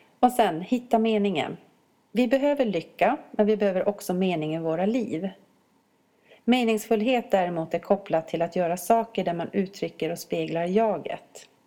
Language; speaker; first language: Swedish; native; Swedish